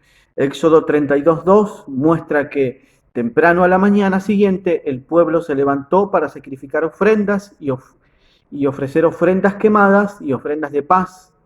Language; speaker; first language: Spanish; native; Spanish